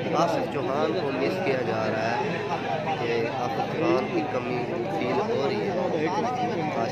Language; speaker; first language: Urdu; non-native, local second language; Saraiki